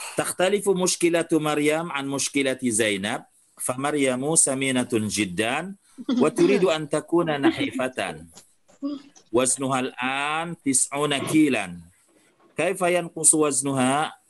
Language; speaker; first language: Arabic; non-native, fluent; Indonesian